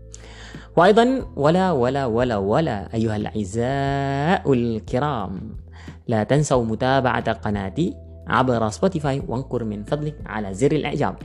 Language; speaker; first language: Arabic; non-native, fluent; Malay